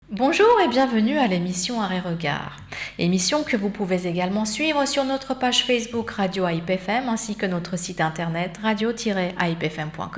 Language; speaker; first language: French; native; French